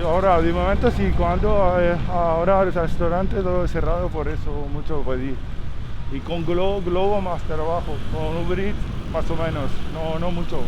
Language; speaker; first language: Spanish; non-native, learner; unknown